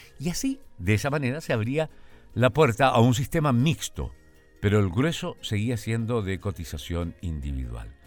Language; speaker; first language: Spanish; native; Spanish